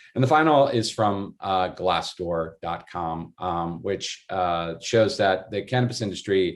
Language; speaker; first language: English; native; English